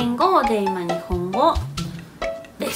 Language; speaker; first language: Japanese; non-native, fluent; Spanish